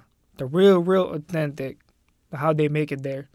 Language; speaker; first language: English; non-native, local second language; Filipino